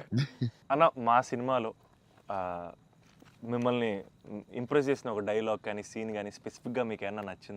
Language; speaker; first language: Telugu; native; Telugu